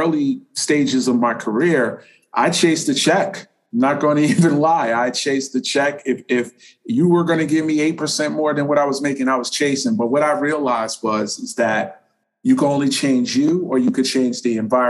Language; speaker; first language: English; native; English